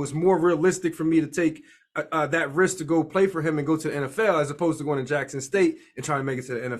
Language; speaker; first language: English; native; English